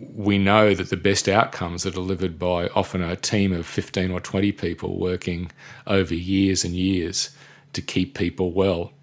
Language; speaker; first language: English; native; English